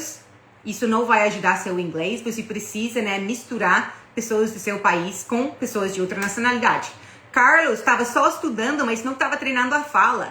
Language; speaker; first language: Portuguese; non-native, fluent; English